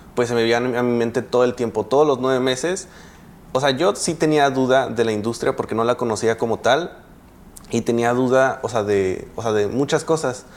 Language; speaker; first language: Spanish; native; Spanish